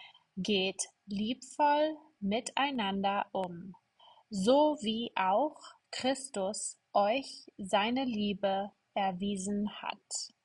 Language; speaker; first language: German; non-native, fluent; English